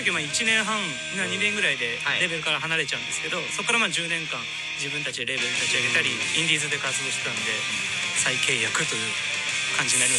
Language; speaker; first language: Japanese; native; Japanese